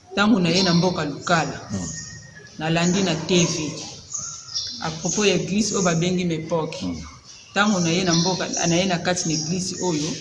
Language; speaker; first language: Lingala; non-native, local second language; Kongo